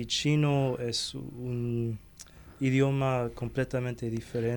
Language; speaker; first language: Spanish; non-native, fluent; Chinese